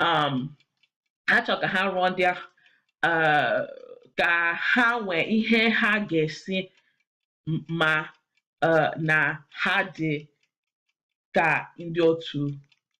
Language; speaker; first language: Igbo; non-native, learner; English